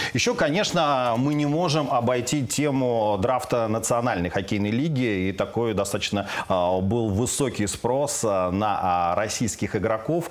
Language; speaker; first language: Russian; native; Russian